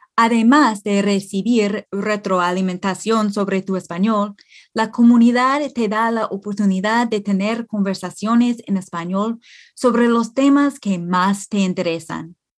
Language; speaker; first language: Spanish; non-native, fluent; English